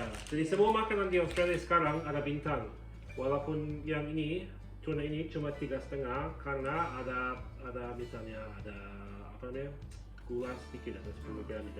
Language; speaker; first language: Indonesian; non-native, fluent; English